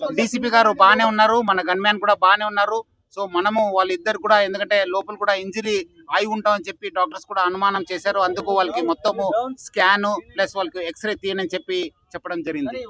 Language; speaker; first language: Telugu; non-native, fluent; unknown